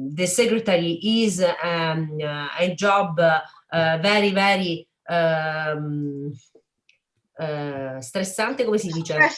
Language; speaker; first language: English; non-native, learner; Italian